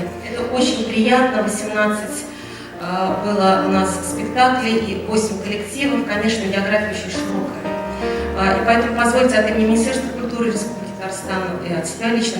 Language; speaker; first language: Russian; native; Russian